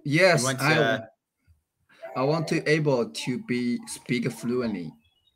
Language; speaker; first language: English; non-native, learner; Chinese